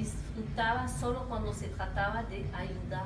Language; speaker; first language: Portuguese; non-native, learner; Spanish